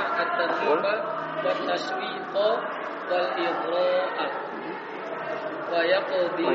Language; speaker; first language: Arabic; non-native, learner; Indonesian